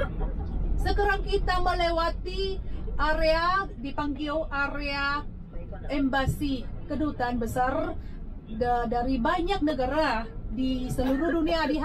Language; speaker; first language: Indonesian; non-native, fluent; Vietnamese